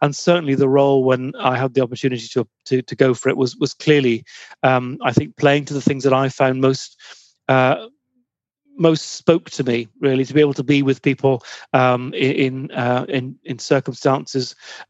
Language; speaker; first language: English; native; English